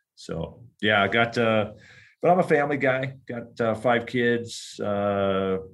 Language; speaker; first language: English; native; English